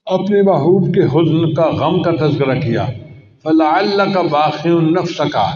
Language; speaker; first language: Urdu; non-native, local second language; Punjabi